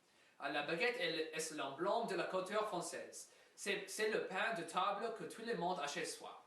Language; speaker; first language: French; non-native, learner; English